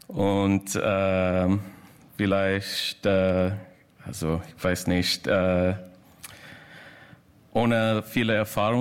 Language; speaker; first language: German; non-native, learner; English